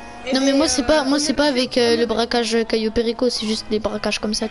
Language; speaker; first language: French; native; French